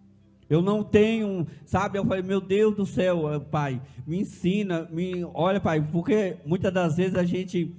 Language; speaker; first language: Portuguese; native; Portuguese